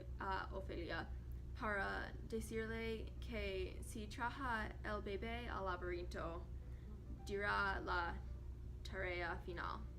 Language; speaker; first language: Spanish; non-native, learner; English